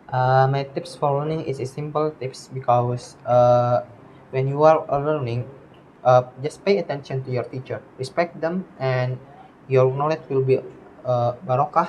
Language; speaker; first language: English; non-native, learner; Indonesian